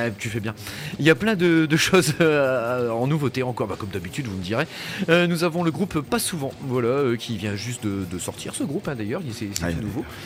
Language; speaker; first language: French; native; French